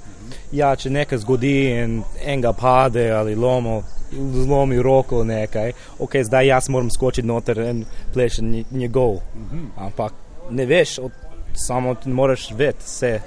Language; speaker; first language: Slovenian; early bilingual, heritage; Slovenian